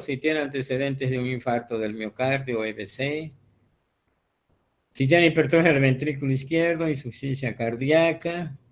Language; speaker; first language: Spanish; native; Spanish